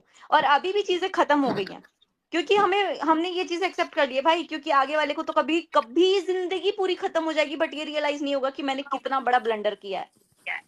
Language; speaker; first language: Hindi; native; Hindi